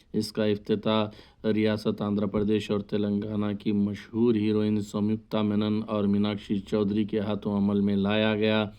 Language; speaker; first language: Urdu; native; Urdu